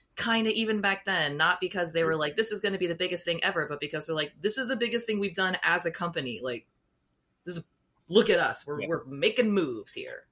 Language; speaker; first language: English; native; English